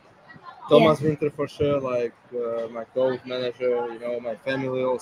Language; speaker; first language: English; non-native, learner; Slovak